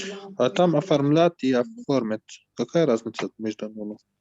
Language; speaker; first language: Russian; non-native, learner; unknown